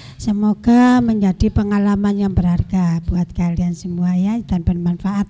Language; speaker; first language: Indonesian; native; Indonesian